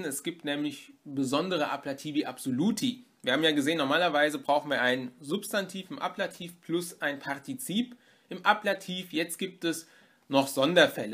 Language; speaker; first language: German; native; German